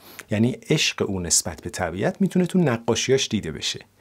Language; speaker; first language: Persian; native; Persian